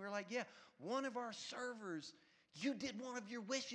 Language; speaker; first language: English; native; English